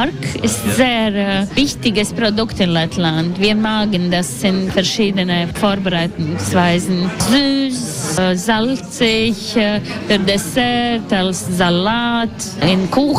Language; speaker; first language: German; non-native, learner; Latvian